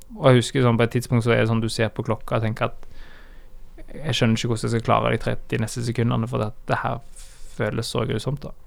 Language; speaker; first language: Norwegian; native; Norwegian